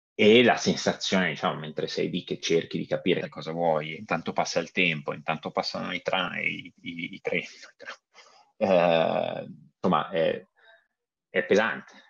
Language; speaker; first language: Italian; native; Italian